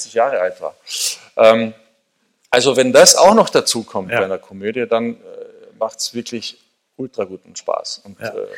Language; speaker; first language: German; native; German